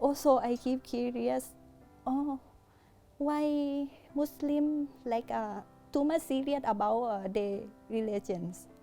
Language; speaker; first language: English; non-native, learner; Thai